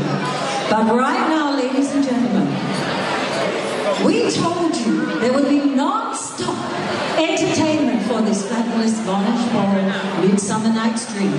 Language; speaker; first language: English; native; English